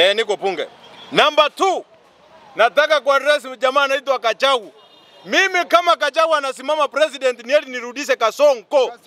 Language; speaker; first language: Swahili; non-native, local second language; Gusii